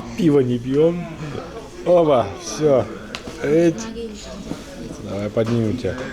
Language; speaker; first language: Russian; native; Russian